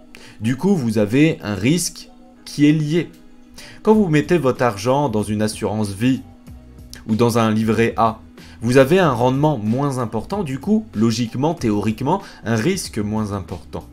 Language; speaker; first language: French; native; French